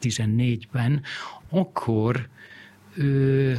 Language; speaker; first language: Hungarian; non-native, fluent; English